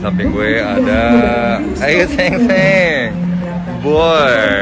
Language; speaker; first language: Indonesian; native; Indonesian